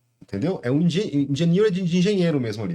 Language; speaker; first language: Portuguese; native; Portuguese